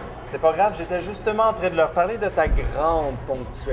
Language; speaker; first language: French; native; French